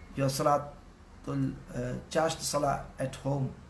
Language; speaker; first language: English; non-native, local second language; Urdu